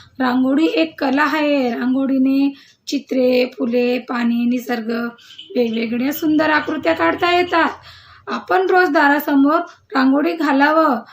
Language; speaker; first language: Marathi; non-native, local second language; Telugu